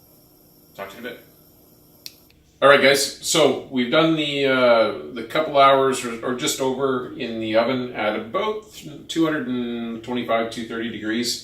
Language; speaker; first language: English; native; English